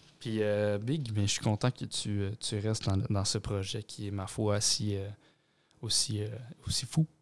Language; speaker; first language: French; native; French